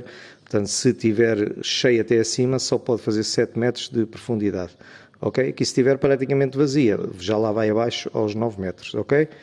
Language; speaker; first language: Portuguese; native; Portuguese